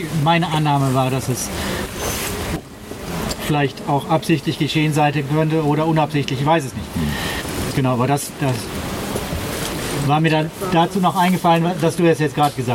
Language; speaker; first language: German; native; German